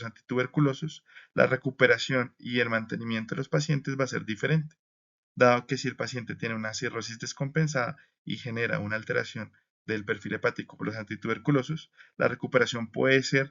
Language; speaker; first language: Spanish; native; Spanish